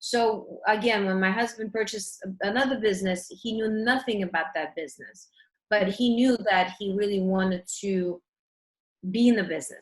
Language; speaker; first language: English; early bilingual, other home language; Russian